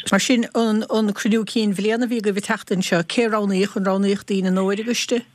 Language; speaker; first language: Irish; native; Irish